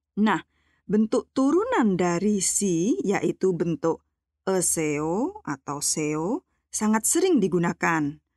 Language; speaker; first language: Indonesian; native; Indonesian